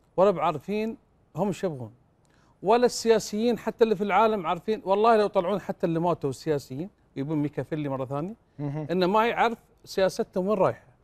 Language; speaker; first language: Arabic; native; Arabic